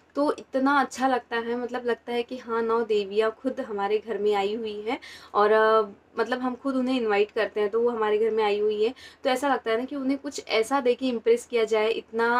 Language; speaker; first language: Hindi; non-native, local second language; Marathi